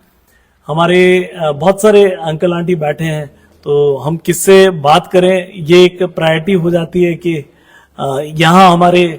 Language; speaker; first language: Hindi; native; Hindi